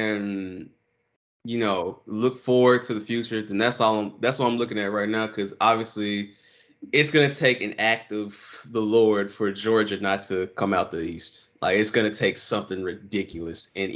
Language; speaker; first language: English; native; English